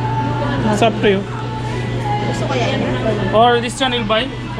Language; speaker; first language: English; non-native, learner; Sinhala